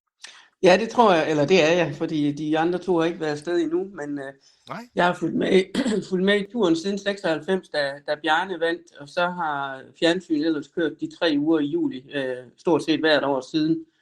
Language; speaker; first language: Danish; native; Danish